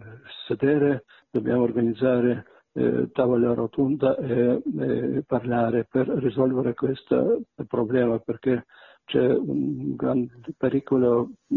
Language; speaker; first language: Italian; non-native, fluent; Belarusian